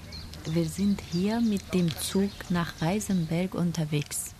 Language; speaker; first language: German; non-native, learner; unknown